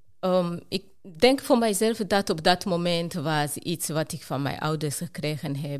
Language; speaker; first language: Dutch; non-native, fluent; Rundi